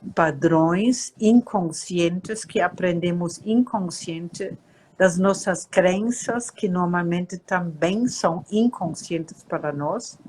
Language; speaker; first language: Portuguese; non-native, fluent; German